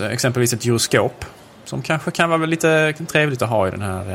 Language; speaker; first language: Swedish; native; Swedish